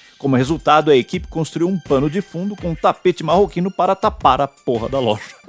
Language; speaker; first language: Portuguese; native; Portuguese